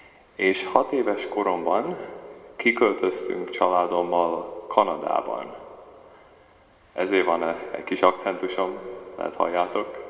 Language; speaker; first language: Hungarian; early bilingual, heritage; Hungarian